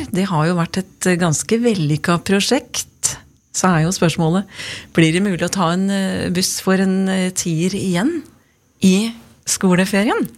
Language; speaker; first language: Norwegian; native; Norwegian